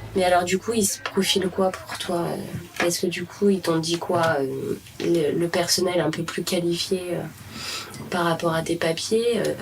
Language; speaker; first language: French; native; French